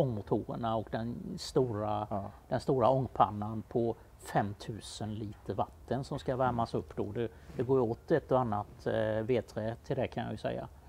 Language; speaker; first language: Swedish; native; Swedish